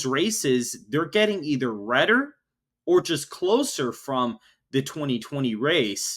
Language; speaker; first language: English; native; English